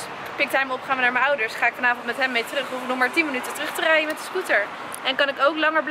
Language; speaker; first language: Dutch; native; Dutch